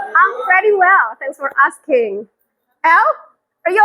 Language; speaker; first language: English; non-native, fluent; Indonesian